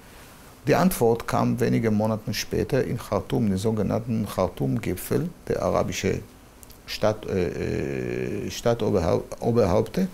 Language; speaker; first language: German; non-native, fluent; Hebrew